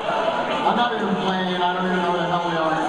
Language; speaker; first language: English; native; English